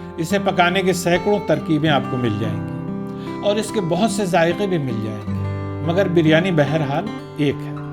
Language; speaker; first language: Urdu; native; Urdu